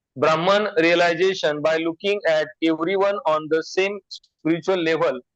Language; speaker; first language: English; non-native, local second language; Marathi